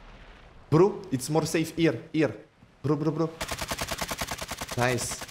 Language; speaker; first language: English; non-native, learner; French